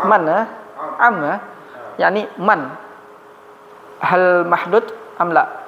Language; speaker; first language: Arabic; non-native, fluent; Indonesian